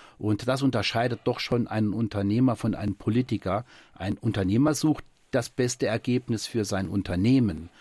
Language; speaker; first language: German; early bilingual, other home language; Italian